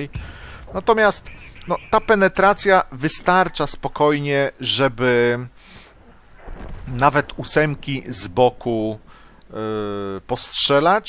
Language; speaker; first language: Polish; native; Polish